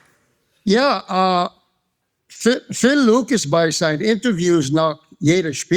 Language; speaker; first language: German; non-native, fluent; English